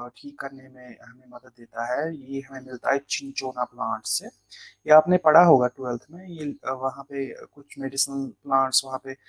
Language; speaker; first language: Hindi; non-native, local second language; Kashmiri